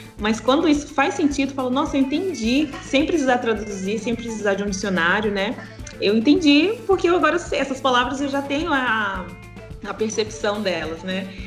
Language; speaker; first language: Portuguese; native; Portuguese